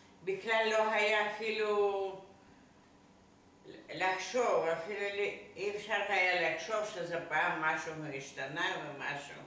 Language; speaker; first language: Hebrew; non-native, fluent; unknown